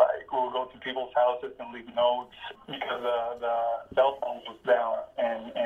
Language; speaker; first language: English; non-native, fluent; Spanish